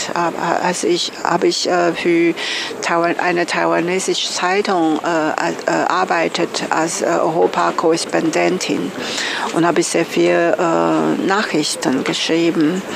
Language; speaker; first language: German; non-native, learner; Chinese